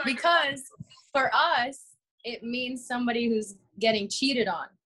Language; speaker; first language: English; early bilingual, other home language; Spanish